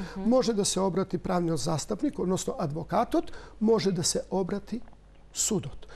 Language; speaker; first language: Macedonian; native; Macedonian